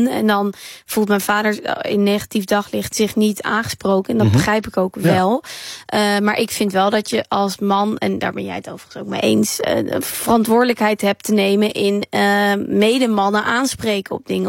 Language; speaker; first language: Dutch; native; Dutch